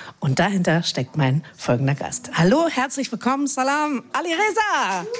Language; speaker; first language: German; native; German